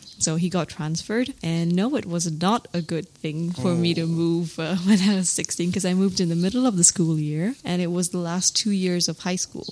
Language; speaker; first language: English; native; English